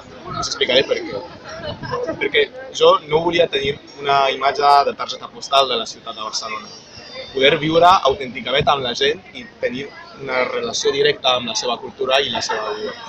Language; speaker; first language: Catalan; non-native, learner; French